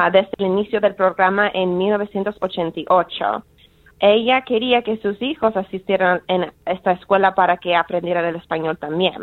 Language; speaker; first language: Spanish; early bilingual, heritage; Spanish